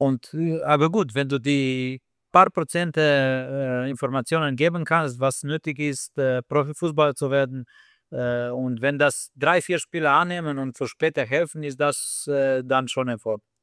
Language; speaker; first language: German; non-native, fluent; Slovenian